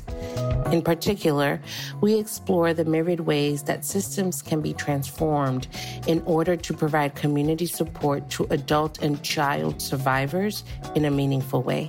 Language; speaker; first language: English; early bilingual, other home language; Spanish